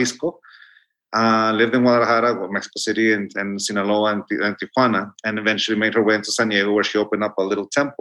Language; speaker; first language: English; non-native, fluent; Spanish